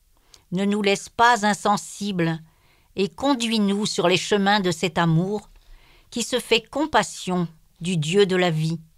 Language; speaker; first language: French; native; French